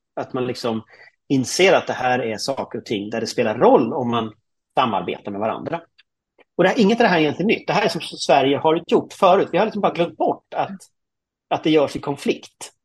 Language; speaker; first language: Swedish; native; Swedish